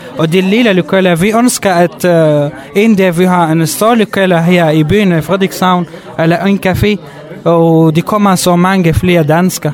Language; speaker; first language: Danish; non-native, learner; Arabic